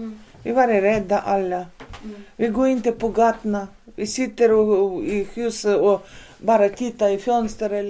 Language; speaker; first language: Swedish; early bilingual, heritage; Swedish